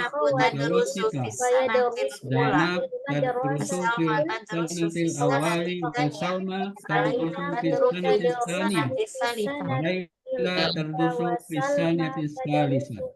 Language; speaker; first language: Arabic; non-native, learner; Indonesian